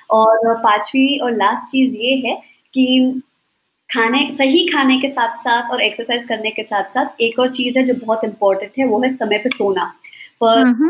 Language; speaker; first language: Hindi; native; Hindi